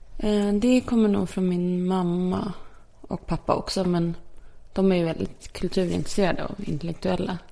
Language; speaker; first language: Swedish; early bilingual, other home language; Polish